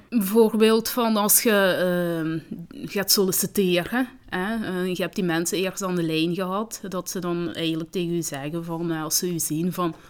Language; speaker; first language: Dutch; early bilingual, other home language; Kinyarwanda